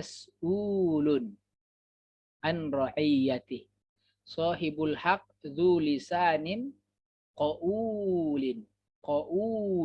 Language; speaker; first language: Arabic; non-native, fluent; Indonesian